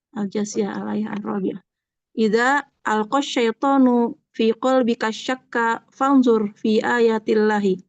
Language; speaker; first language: Arabic; non-native, learner; Indonesian